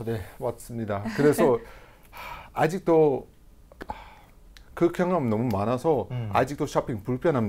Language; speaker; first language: Korean; non-native, fluent; English